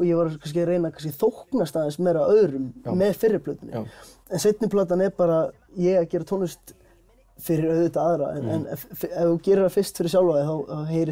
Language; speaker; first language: Icelandic; native; Icelandic